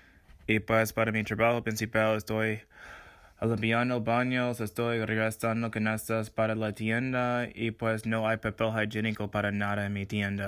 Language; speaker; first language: Spanish; non-native, fluent; English